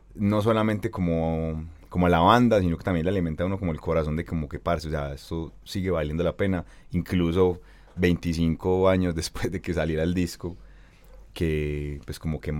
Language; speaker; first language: Spanish; native; Spanish